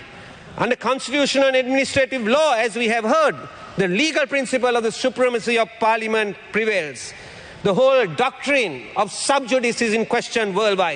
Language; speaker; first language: English; non-native, local second language; Sinhala